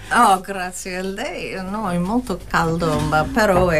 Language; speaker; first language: Italian; non-native, learner; English